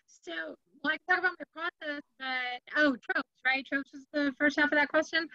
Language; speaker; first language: English; native; English